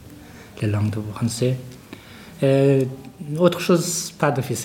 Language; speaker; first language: French; non-native, learner; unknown